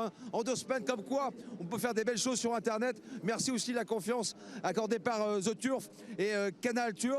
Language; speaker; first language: French; native; French